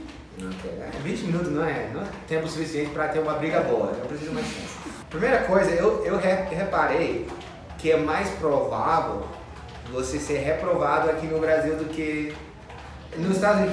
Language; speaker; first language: Portuguese; non-native, fluent; English